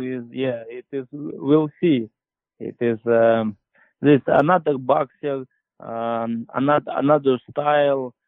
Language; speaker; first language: English; non-native, learner; Ukrainian